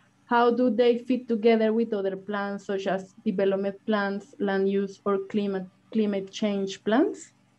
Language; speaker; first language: English; non-native, fluent; Spanish